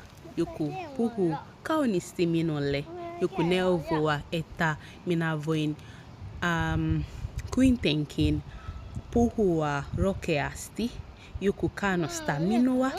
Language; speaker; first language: Finnish; non-native, learner; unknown